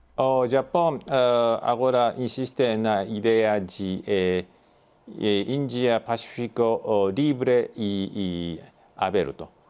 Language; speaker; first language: Portuguese; non-native, fluent; Japanese